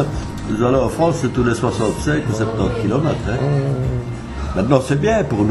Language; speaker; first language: French; native; French